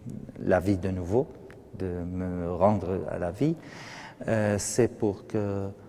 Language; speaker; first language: French; non-native, fluent; Arabic